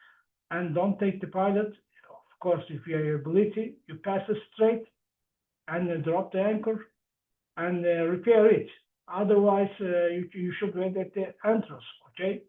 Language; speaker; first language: English; non-native, learner; Turkish